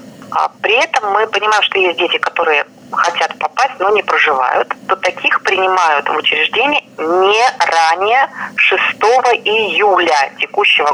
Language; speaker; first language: Russian; native; Russian